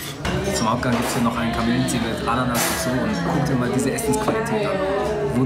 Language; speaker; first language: German; native; German